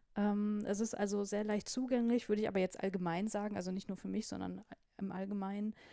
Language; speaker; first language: German; native; German